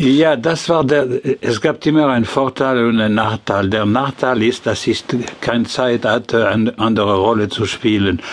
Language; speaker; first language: German; non-native, learner; French